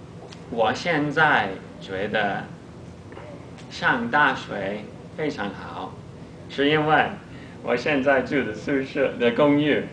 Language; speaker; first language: Chinese; non-native, learner; English